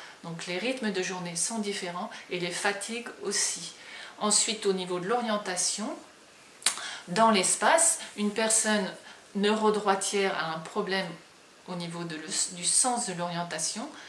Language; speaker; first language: French; native; French